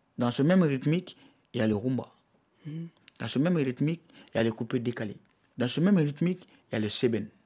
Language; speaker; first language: French; non-native, local second language; Bambara